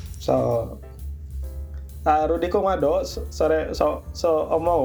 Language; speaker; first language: Japanese; non-native, learner; Indonesian